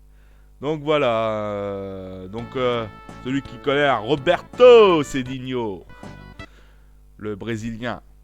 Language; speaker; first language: French; native; French